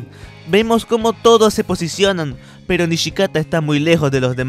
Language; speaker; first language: Spanish; native; Spanish